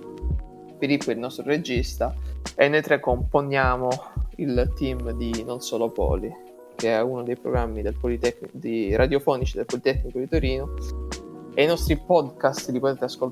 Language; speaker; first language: Italian; native; Italian